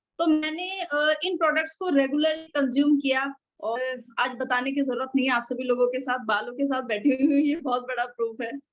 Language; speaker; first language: Hindi; native; Hindi